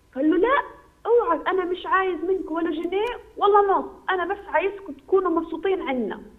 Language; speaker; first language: Arabic; native; Arabic